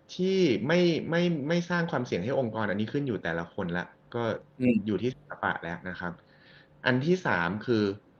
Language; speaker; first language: Thai; native; Thai